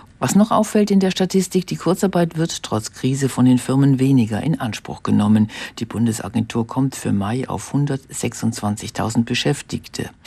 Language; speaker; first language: German; native; German